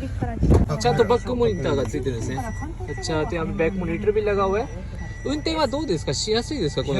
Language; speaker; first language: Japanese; non-native, fluent; Urdu